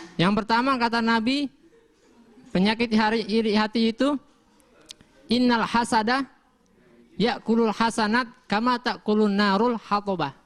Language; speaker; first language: Indonesian; native; Indonesian